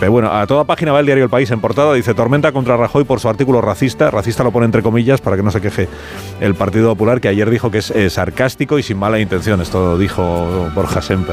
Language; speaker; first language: Spanish; native; Spanish